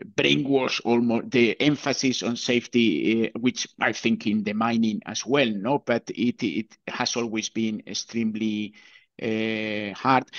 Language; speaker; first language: English; non-native, fluent; Spanish